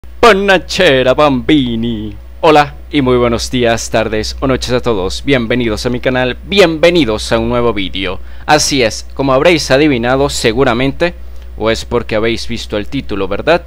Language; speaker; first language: Spanish; native; Spanish